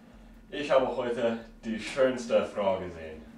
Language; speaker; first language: German; non-native, learner; English